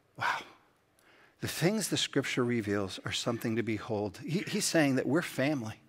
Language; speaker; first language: English; native; English